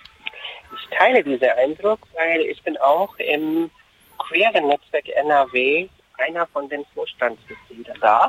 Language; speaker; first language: German; non-native, fluent; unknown